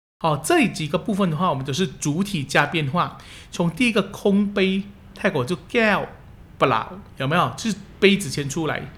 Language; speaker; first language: Chinese; early bilingual, heritage; Chinese